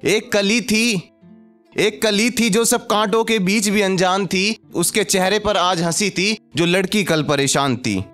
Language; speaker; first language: Hindi; native; Hindi